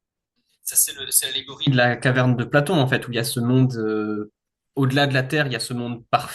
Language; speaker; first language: French; native; French